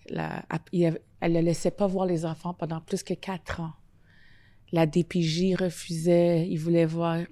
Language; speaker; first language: French; native; French